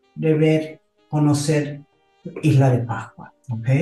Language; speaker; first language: Spanish; non-native, fluent; German